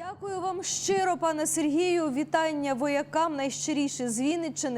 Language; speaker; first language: Ukrainian; native; Ukrainian